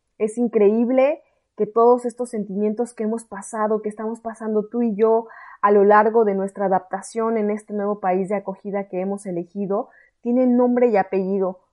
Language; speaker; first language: Spanish; native; Spanish